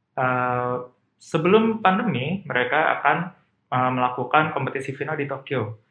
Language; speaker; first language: Indonesian; native; Indonesian